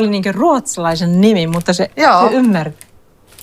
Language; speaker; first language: Finnish; early bilingual, heritage; Finnish